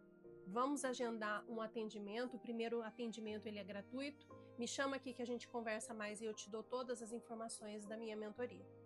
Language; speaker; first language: Portuguese; native; Portuguese